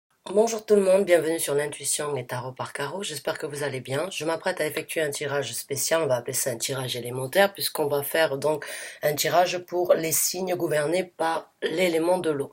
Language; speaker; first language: French; native; French